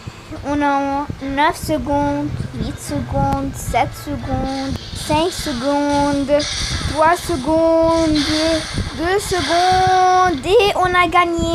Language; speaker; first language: French; non-native, learner; Arabic